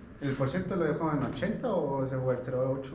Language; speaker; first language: Spanish; native; Spanish